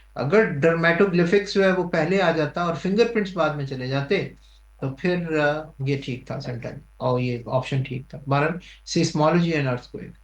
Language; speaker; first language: Urdu; non-native, local second language; Punjabi